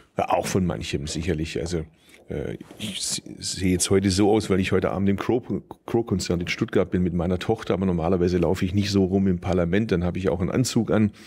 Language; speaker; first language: German; early bilingual, other home language; Turkish